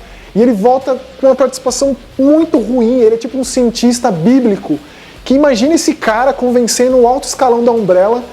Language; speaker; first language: Portuguese; native; Portuguese